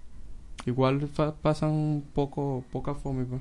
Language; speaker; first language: Portuguese; non-native, learner; Spanish